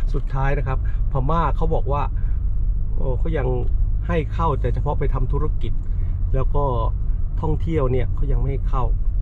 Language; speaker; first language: Thai; native; Thai